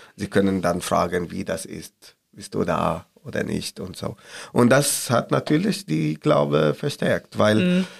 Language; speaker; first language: German; non-native, learner; Arabic